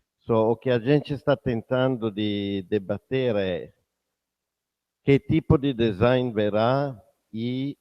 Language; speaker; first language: Portuguese; non-native, fluent; Italian